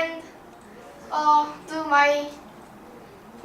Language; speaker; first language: English; non-native, learner; Korean